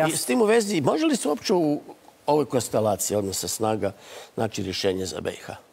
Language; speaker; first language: Croatian; native; Croatian